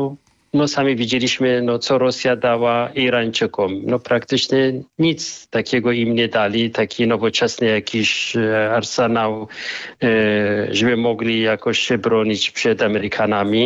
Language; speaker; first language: Polish; non-native, fluent; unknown